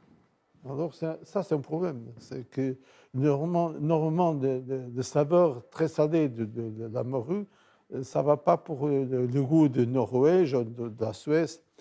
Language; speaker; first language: French; non-native, fluent; Portuguese